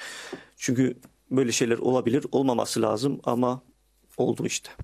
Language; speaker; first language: Turkish; early bilingual, heritage; Turkish